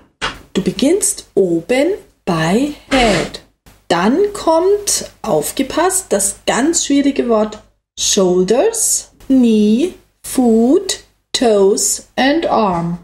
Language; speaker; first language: German; native; German